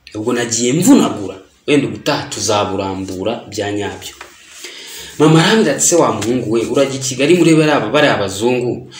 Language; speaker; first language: Kinyarwanda; early bilingual, heritage; Kinyarwanda